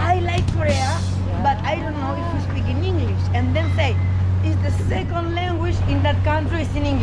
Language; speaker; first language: English; non-native, learner; Spanish